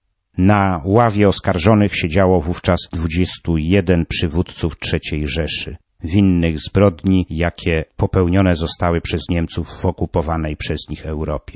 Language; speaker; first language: Polish; native; Polish